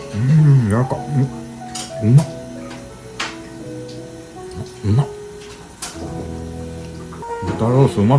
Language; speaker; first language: Japanese; native; Japanese